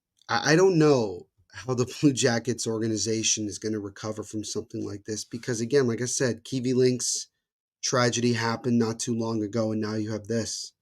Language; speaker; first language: English; native; English